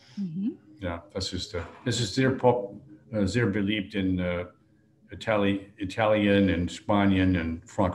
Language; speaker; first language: German; non-native, learner; English